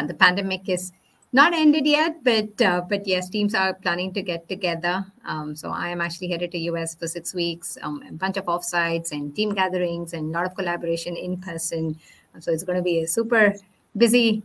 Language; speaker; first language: English; non-native, local second language; Tamil